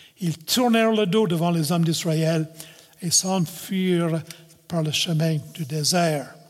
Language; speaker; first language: French; non-native, local second language; English